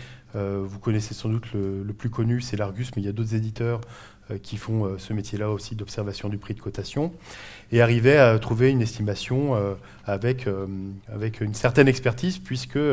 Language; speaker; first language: French; native; French